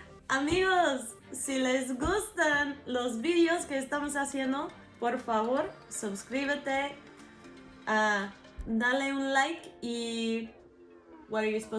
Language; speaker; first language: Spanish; non-native, fluent; English